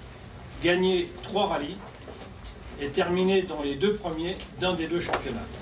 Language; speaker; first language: French; native; French